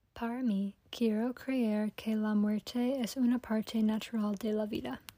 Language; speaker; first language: Spanish; non-native, learner; English